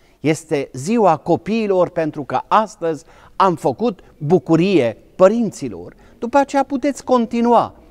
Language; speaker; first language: Romanian; non-native, local second language; Hungarian